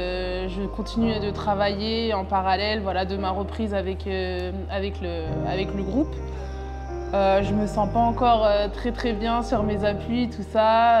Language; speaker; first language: French; native; French